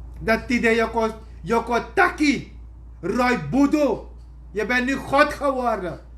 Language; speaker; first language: Dutch; native; Dutch